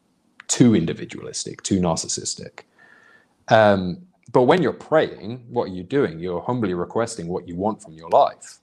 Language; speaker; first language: English; native; English